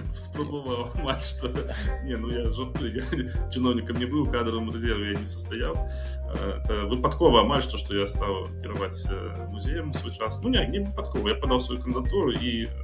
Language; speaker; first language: Belarusian; non-native, local second language; Russian